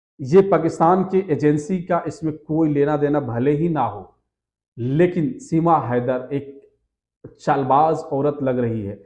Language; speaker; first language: Hindi; native; Hindi